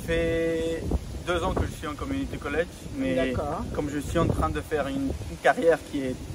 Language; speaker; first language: French; non-native, fluent; Spanish